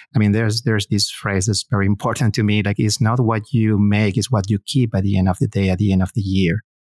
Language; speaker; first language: English; non-native, fluent; Spanish